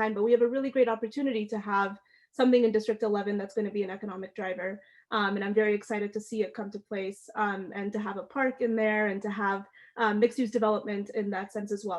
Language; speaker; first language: English; early bilingual, other home language; Amharic